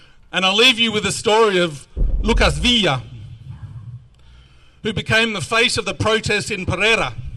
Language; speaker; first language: English; native; English